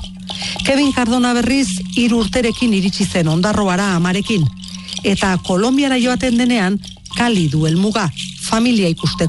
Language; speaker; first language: Basque; native; Basque